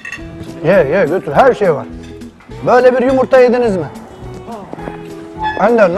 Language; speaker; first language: Turkish; native; Turkish